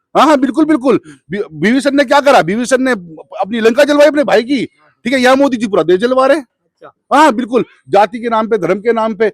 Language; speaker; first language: Hindi; native; Hindi